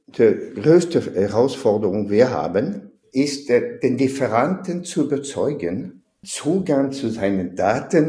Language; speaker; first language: German; non-native, fluent; French